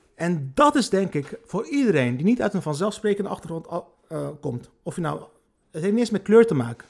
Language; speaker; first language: Dutch; early bilingual, other home language; Turkish